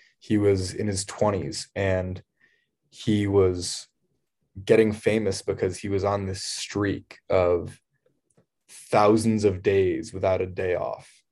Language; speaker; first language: English; native; English